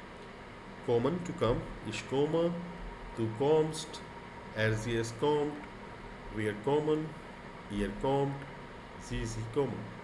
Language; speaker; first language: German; non-native, fluent; Hindi